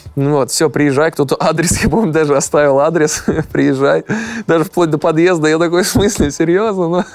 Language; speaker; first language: Russian; native; Russian